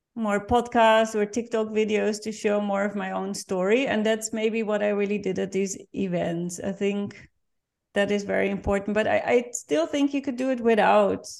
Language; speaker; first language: English; non-native, fluent; Dutch